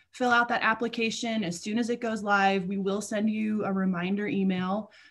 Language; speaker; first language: English; native; English